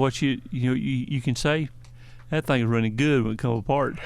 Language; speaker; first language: English; native; English